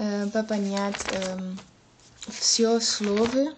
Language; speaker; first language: Russian; non-native, learner; German